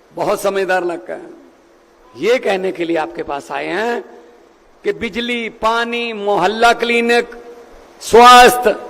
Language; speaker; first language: Hindi; non-native, local second language; Punjabi